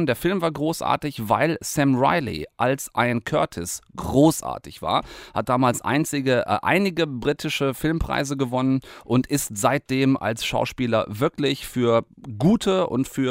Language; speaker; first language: German; native; German